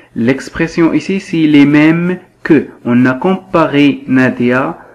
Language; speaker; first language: French; non-native, local second language; Arabic